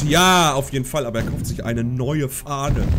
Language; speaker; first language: German; native; German